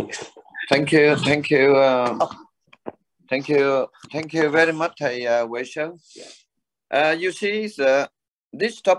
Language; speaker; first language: English; non-native, learner; Vietnamese